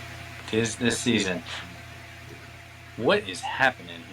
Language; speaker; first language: English; native; English